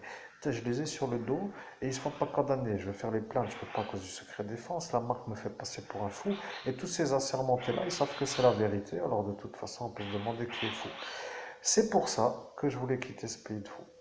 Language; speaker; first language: French; native; French